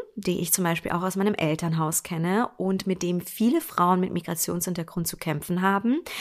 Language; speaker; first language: German; native; German